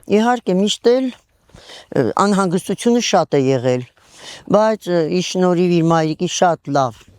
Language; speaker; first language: Armenian; native; Armenian